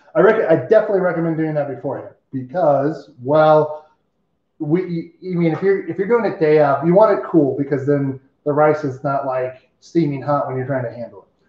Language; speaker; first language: English; native; English